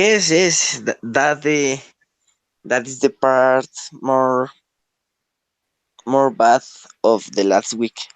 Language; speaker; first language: English; non-native, learner; Spanish